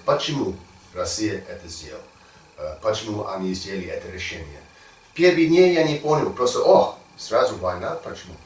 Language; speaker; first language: Russian; non-native, learner; English